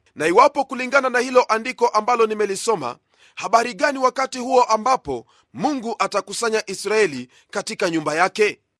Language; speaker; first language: Swahili; non-native, local second language; Luyia